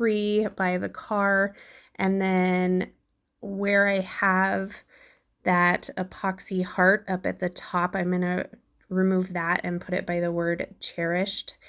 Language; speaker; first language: English; native; English